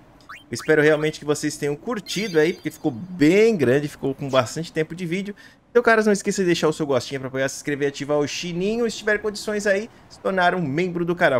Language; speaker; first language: Portuguese; native; Portuguese